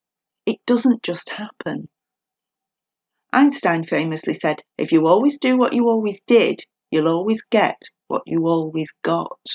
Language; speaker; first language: English; native; English